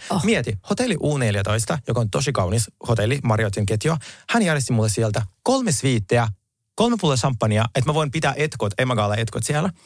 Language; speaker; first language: Finnish; non-native, fluent; Russian